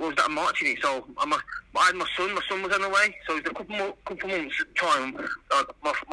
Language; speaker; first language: English; native; English